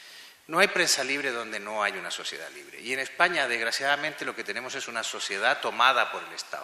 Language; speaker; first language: Spanish; native; Spanish